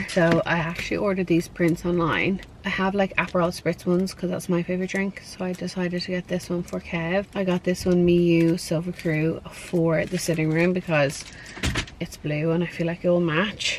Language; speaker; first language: English; native; English